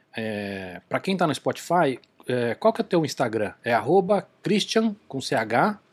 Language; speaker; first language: Portuguese; native; Portuguese